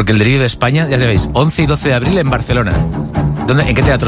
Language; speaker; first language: Spanish; native; Spanish